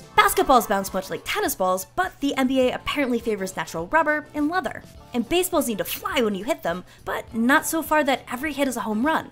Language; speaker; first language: English; native; English